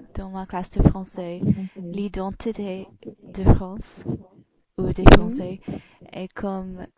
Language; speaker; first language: French; non-native, learner; English